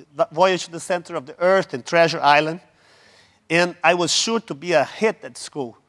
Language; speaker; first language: English; non-native, fluent; Portuguese